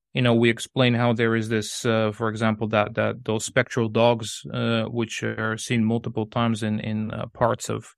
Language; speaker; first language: English; non-native, fluent; Bulgarian